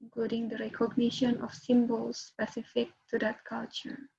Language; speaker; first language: English; non-native, fluent; Indonesian